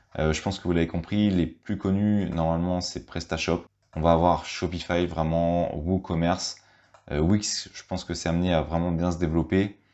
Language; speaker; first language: French; native; French